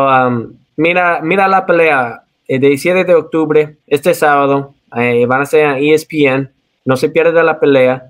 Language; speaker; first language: Spanish; early bilingual, heritage; Spanish